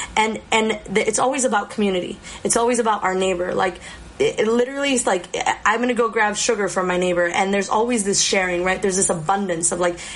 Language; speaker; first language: English; early bilingual, other home language; Spanish